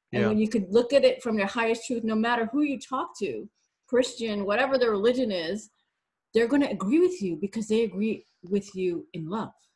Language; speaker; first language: English; native; English